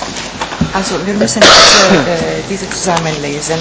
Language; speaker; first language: German; non-native, fluent; Italian